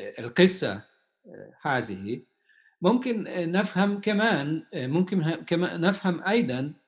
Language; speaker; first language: Arabic; non-native, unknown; Hungarian